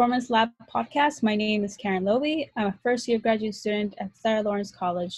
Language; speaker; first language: English; non-native, fluent; Spanish